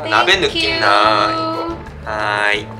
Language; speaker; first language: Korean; non-native, learner; Japanese